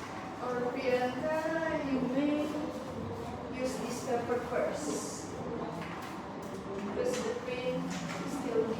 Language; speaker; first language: English; non-native, fluent; Indonesian